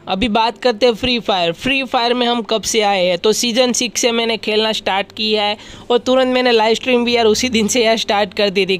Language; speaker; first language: Hindi; non-native, local second language; Gujarati